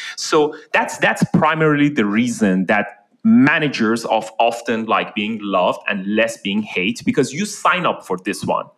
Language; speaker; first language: English; non-native, fluent; Persian